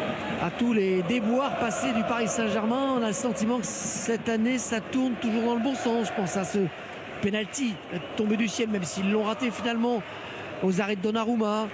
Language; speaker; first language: French; native; French